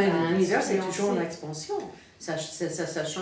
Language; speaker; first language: French; non-native, fluent; English